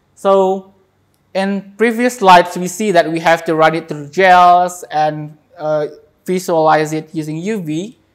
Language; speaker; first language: English; non-native, fluent; Indonesian